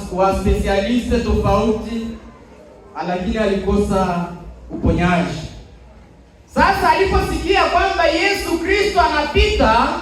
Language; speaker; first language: Swahili; native; Swahili